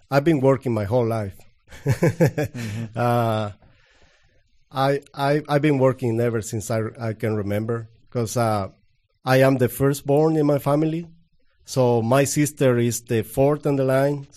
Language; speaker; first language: English; non-native, fluent; Spanish